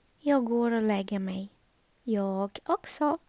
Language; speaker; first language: Swedish; non-native, fluent; Ukrainian